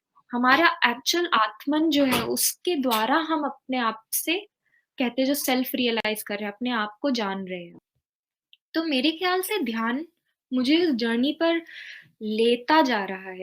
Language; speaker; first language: Hindi; native; Hindi